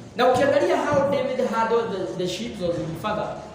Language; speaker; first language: English; non-native, local second language; Swahili